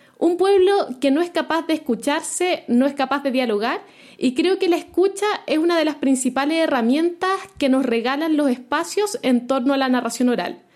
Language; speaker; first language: Spanish; native; Spanish